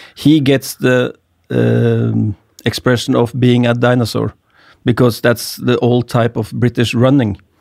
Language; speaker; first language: English; non-native, fluent; Norwegian